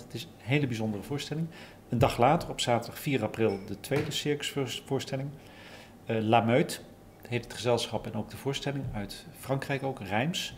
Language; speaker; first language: Dutch; native; Dutch